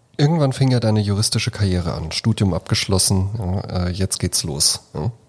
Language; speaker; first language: German; native; German